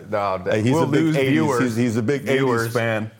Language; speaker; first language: English; early bilingual, other home language; Persian